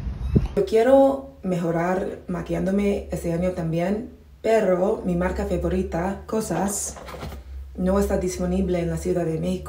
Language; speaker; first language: Spanish; non-native, learner; English